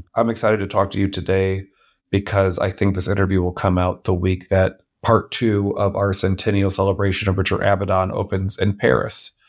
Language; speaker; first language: English; native; English